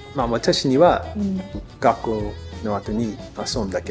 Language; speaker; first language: Japanese; non-native, learner; English